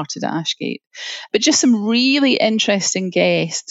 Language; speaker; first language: English; native; English